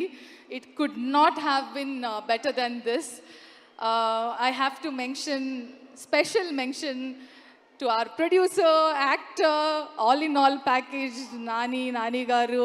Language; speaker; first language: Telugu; non-native, learner; Tulu